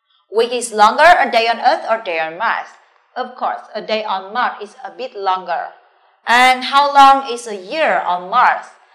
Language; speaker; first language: English; non-native, fluent; Vietnamese